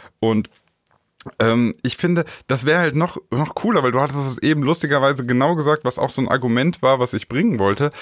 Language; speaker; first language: German; native; German